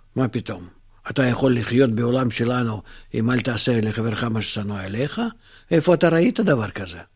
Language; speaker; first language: Hebrew; non-native, fluent; Russian